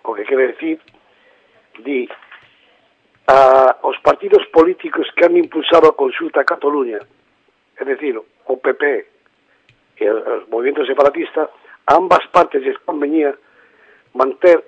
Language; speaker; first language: Spanish; non-native, local second language; Galician